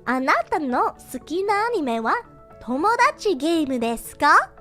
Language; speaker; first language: Japanese; non-native, learner; English